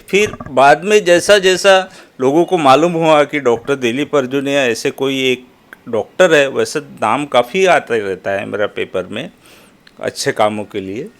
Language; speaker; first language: Hindi; non-native, local second language; Marathi